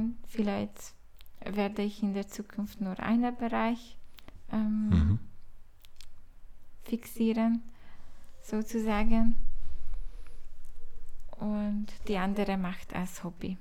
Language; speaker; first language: German; non-native, learner; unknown